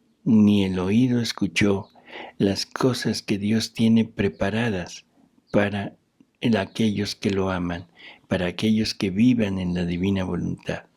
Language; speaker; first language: Spanish; native; Spanish